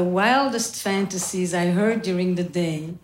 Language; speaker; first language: English; non-native, fluent; French